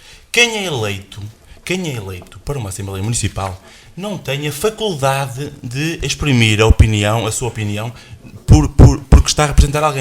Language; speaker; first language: Portuguese; native; Portuguese